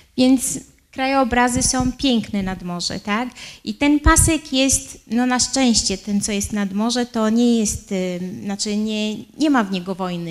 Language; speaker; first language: Polish; early bilingual, heritage; Arabic